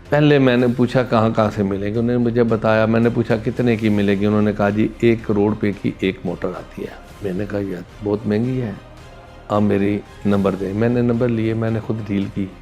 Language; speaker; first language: Urdu; non-native, local second language; Punjabi